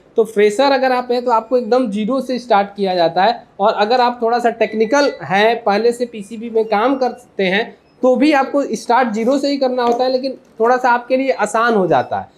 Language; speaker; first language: Hindi; native; Hindi